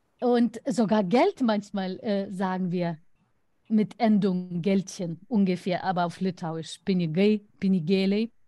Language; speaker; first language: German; non-native, fluent; Lithuanian